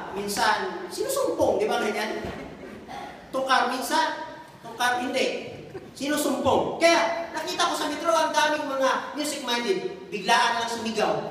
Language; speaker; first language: Filipino; non-native, local second language; Cebuano